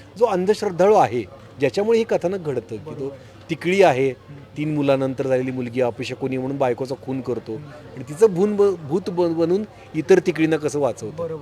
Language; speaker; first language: Marathi; native; Marathi